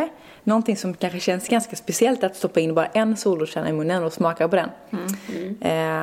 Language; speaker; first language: Swedish; native; Swedish